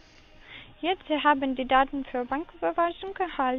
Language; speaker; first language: German; non-native, learner; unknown